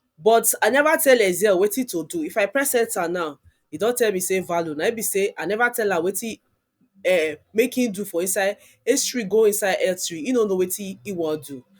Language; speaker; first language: Nigerian Pidgin; non-native, local second language; Yoruba